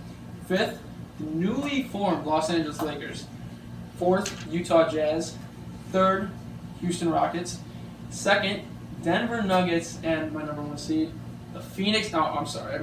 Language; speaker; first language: English; native; English